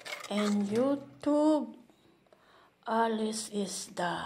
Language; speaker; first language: German; non-native, learner; Filipino